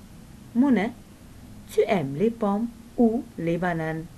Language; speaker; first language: French; non-native, fluent; Arabic